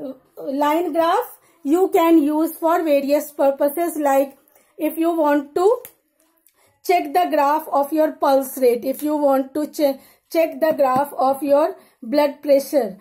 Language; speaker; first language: English; non-native, local second language; Hindi